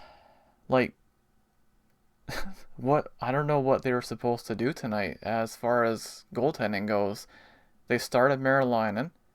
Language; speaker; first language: English; native; English